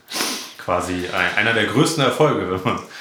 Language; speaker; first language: German; native; German